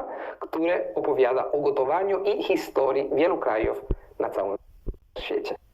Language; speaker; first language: Polish; non-native, fluent; Italian